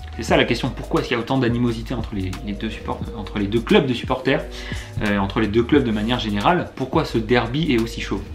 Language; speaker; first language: French; native; French